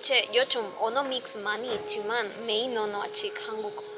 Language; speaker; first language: Korean; non-native, learner; Spanish